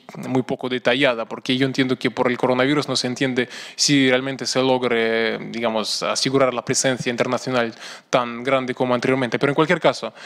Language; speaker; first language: Spanish; non-native, fluent; Russian